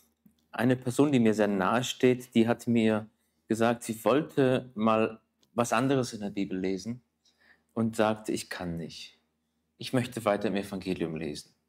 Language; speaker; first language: German; native; German